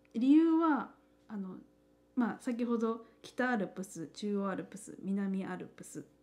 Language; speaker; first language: Japanese; native; Japanese